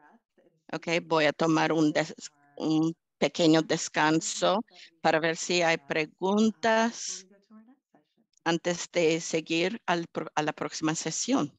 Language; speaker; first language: Spanish; early bilingual, heritage; English